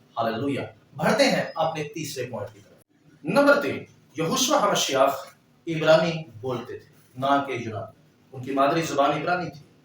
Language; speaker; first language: Urdu; non-native, local second language; Punjabi